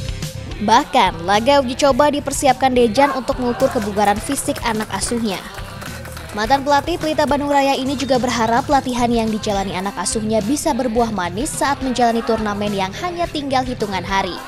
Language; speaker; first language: Indonesian; native; Indonesian